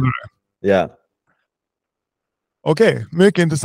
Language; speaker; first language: Swedish; early bilingual, other home language; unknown